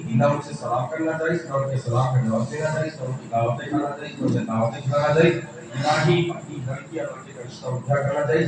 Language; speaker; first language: Urdu; native; Urdu